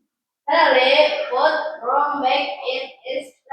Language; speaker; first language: English; non-native, learner; Indonesian